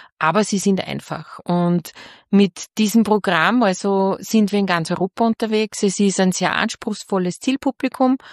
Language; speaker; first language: German; native; German